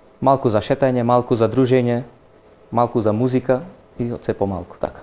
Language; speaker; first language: Macedonian; native; Macedonian